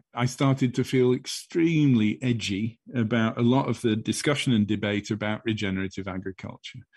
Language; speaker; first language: English; native; English